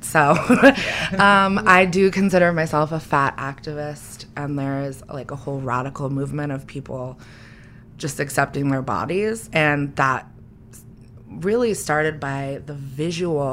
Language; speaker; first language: English; native; English